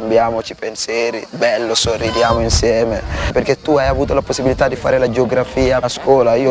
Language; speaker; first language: Italian; non-native, fluent; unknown